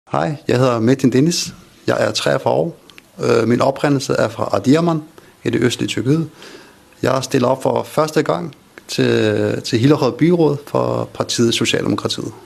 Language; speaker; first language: Danish; early bilingual, other home language; Kurdish